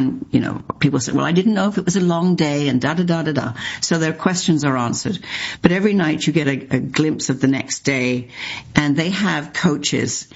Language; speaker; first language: English; native; English